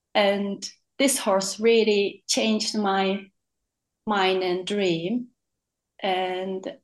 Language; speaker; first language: English; non-native, fluent; Japanese